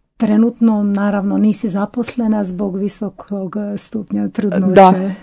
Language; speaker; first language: Croatian; native; Croatian